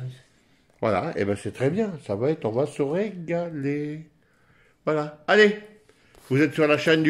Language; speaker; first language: French; native; French